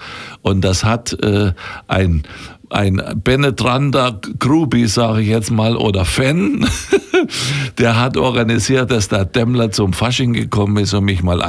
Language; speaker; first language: German; native; German